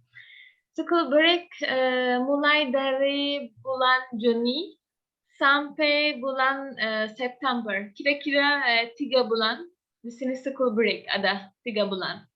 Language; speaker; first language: Indonesian; non-native, learner; Turkish